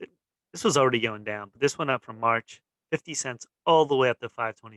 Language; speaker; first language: English; native; English